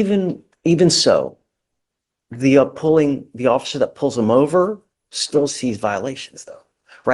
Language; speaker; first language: English; native; English